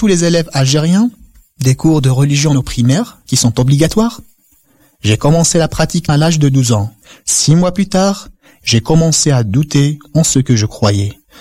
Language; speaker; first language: French; non-native, local second language; Kabyle